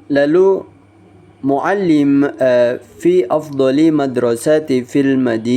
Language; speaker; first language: Arabic; non-native, learner; Indonesian